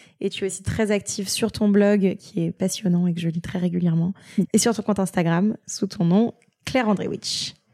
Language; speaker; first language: French; native; French